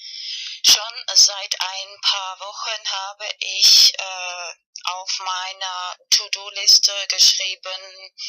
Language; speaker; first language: German; non-native, learner; Spanish